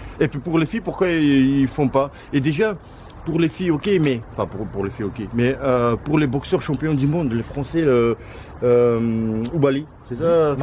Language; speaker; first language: French; non-native, fluent; Georgian